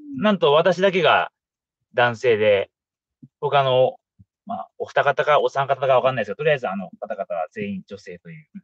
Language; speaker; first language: Japanese; native; Japanese